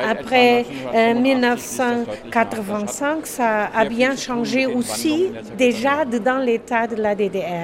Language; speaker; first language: French; non-native, learner; German